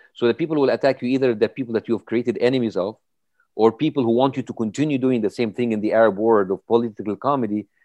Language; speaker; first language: English; non-native, fluent; Arabic